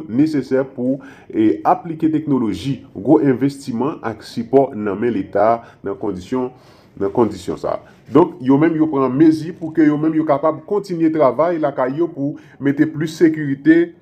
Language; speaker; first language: Haitian Creole; native; Haitian Creole